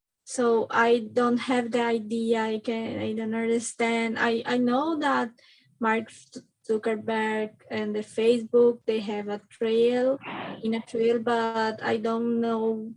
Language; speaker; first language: English; non-native, learner; Spanish